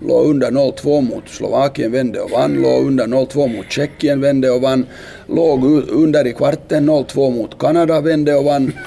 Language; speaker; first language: Swedish; native; Swedish